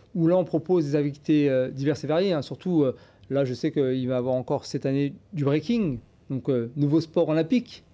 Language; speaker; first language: French; native; French